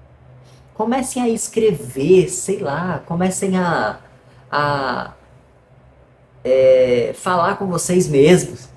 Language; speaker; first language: Portuguese; native; Portuguese